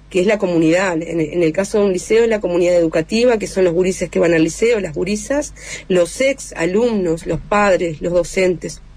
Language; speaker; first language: Spanish; native; Spanish